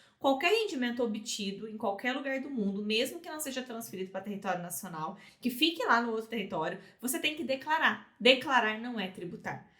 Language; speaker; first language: Portuguese; native; Portuguese